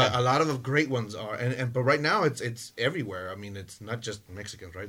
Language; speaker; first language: English; early bilingual, other home language; Spanish